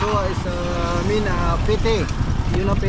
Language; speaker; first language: English; non-native, learner; Indonesian